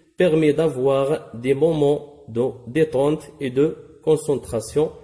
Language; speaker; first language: French; non-native, local second language; Arabic